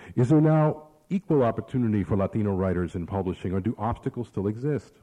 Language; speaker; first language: English; early bilingual, other home language; Spanish